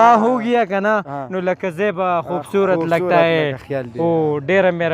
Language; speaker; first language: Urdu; non-native, local second language; Pashto